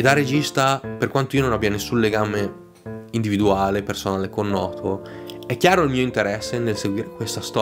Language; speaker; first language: Italian; native; Italian